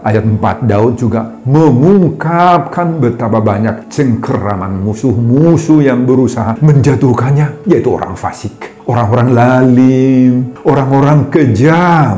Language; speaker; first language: Indonesian; non-native, local second language; Batak Toba